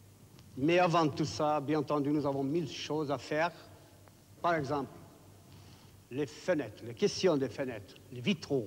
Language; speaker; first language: French; non-native, fluent; Hungarian